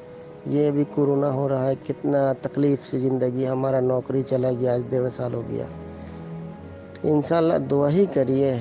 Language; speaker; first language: Hindi; early bilingual, heritage; Urdu